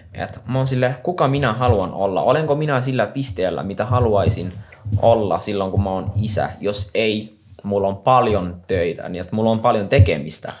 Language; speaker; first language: Finnish; non-native, fluent; Somali